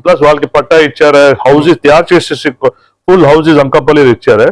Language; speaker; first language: Telugu; non-native, local second language; Punjabi